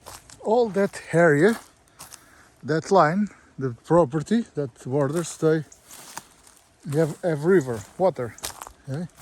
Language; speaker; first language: English; non-native, learner; Portuguese